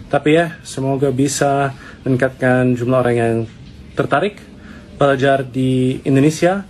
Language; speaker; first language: Indonesian; non-native, fluent; English